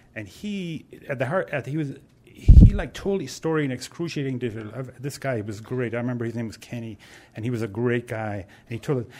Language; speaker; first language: English; native; English